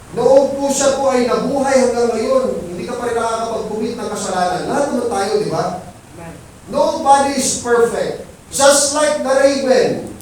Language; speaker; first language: Filipino; non-native, local second language; Iloko